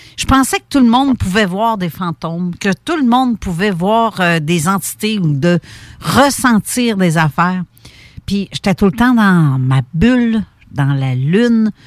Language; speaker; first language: French; native; French